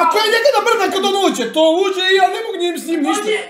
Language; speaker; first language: Bosnian; native; Bosnian